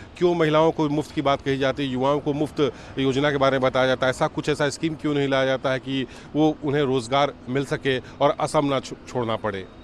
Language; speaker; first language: Hindi; native; Hindi